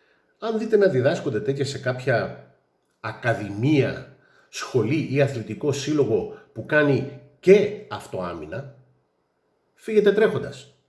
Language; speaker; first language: Greek; native; Greek